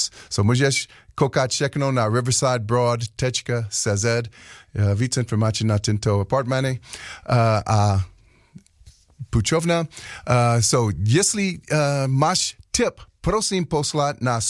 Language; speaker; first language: Czech; non-native, learner; English